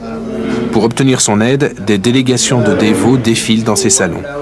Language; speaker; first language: French; native; French